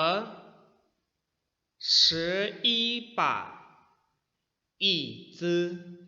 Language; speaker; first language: Chinese; non-native, fluent; Indonesian